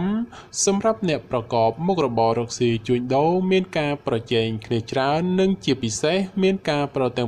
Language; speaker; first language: Khmer; native; Khmer